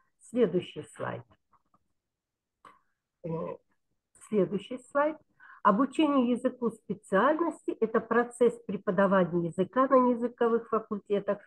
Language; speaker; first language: Russian; non-native, local second language; Kyrgyz